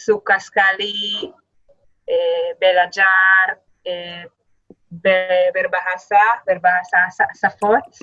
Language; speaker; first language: Indonesian; non-native, learner; Hebrew